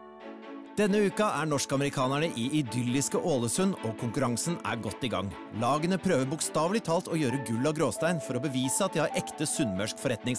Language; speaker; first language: Norwegian; native; Norwegian